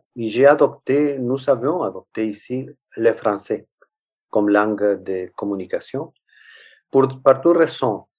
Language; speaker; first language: French; non-native, fluent; Spanish